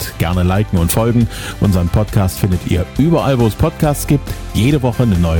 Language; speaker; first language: German; native; German